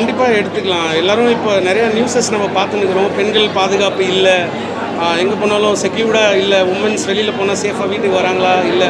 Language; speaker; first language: Tamil; native; Tamil